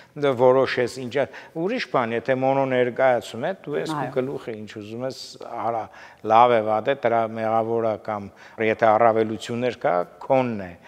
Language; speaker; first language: Armenian; native; Armenian